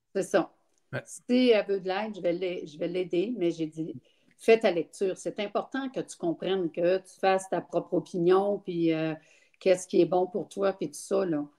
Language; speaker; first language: French; native; French